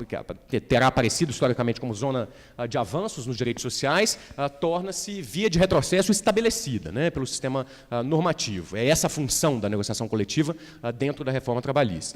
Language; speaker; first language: Portuguese; native; Portuguese